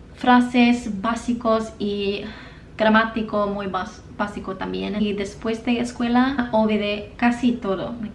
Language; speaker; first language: Spanish; non-native, learner; English